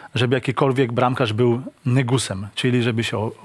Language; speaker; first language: Polish; native; Polish